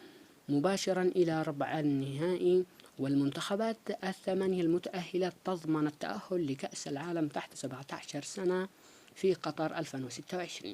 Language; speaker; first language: Arabic; native; Arabic